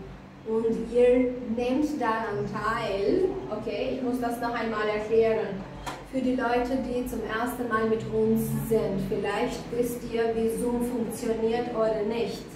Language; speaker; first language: German; non-native, fluent; Albanian